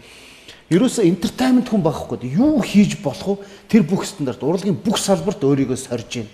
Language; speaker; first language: Mongolian; native; Mongolian